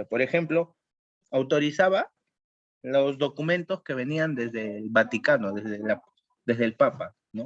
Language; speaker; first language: Spanish; native; Spanish